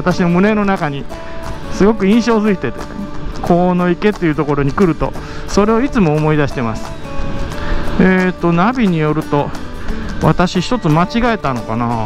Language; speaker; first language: Japanese; native; Japanese